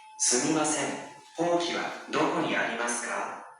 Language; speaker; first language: Japanese; non-native, learner; Indonesian